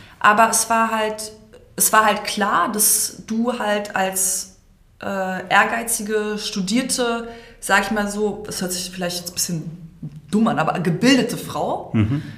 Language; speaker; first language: German; early bilingual, other home language; Serbian